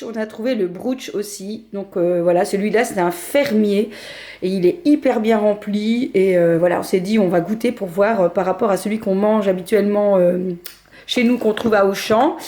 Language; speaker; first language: French; native; French